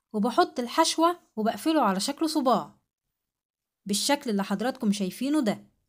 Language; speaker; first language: Arabic; native; Arabic